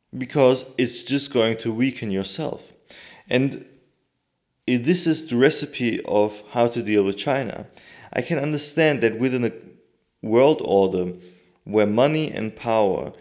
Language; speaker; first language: English; non-native, fluent; Turkish